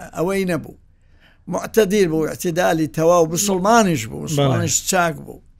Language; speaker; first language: Central Kurdish; native; Central Kurdish